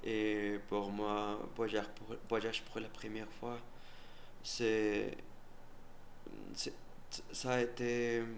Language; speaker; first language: French; non-native, learner; Spanish